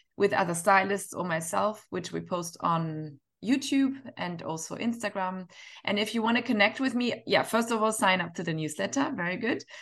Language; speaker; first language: English; non-native, fluent; German